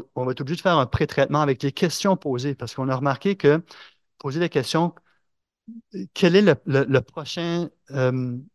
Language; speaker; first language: French; native; French